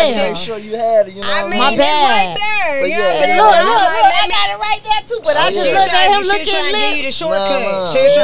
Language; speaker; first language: English; native; English